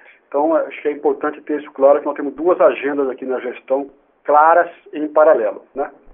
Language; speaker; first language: Portuguese; native; Portuguese